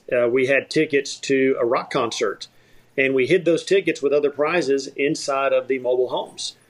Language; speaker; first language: English; native; English